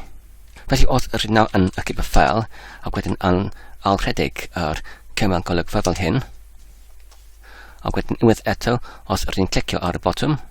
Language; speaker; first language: Welsh; non-native, learner; English